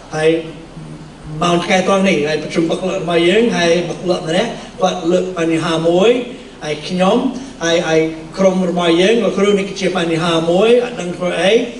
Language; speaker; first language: Khmer; native; Khmer